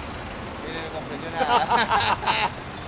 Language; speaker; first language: Portuguese; non-native, learner; Spanish